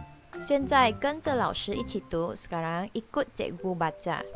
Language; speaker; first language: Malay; non-native, local second language; Chinese